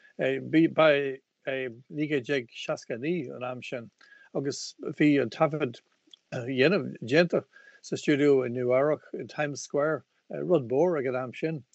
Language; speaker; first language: Irish; non-native, local second language; English